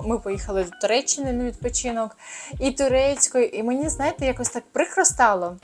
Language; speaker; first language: Ukrainian; native; Ukrainian